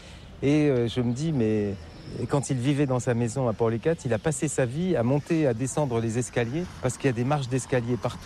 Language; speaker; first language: French; native; French